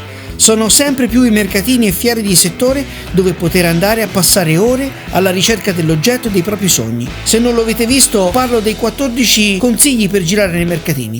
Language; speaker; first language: Italian; native; Italian